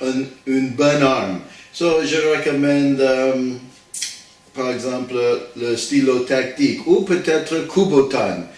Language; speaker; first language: French; non-native, learner; English